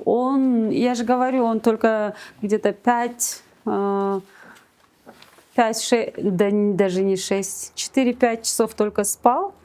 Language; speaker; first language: Russian; non-native, local second language; Kyrgyz